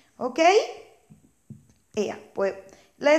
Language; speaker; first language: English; non-native, fluent; Spanish